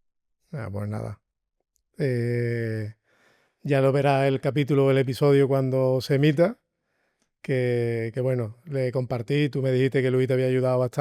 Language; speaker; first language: Spanish; native; Spanish